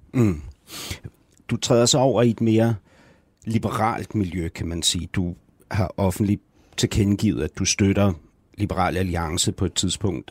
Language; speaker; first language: Danish; native; Danish